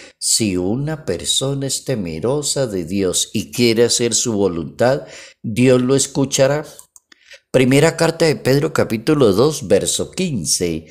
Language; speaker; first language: Spanish; native; Spanish